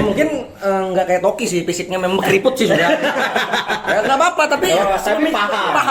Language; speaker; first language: Indonesian; native; Indonesian